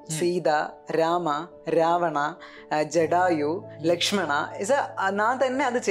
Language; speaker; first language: Tamil; non-native, learner; Malayalam